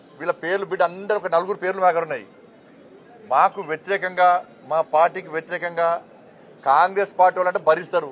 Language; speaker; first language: Telugu; native; Telugu